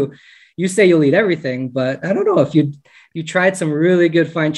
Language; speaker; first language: English; native; English